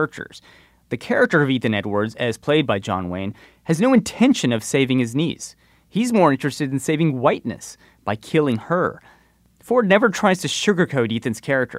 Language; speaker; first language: English; native; English